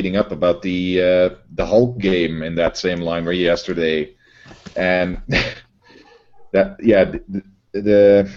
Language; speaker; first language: English; non-native, fluent; Dutch